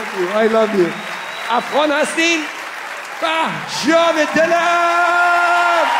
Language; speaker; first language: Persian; early bilingual, heritage; Persian